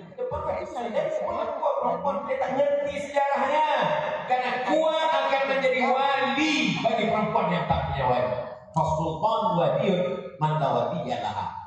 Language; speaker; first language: Indonesian; native; Indonesian